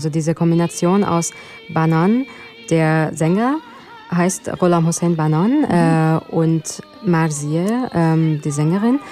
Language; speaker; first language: German; non-native, fluent; Persian